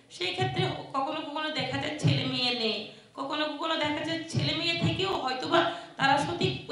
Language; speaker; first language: Bangla; non-native, local second language; Chakma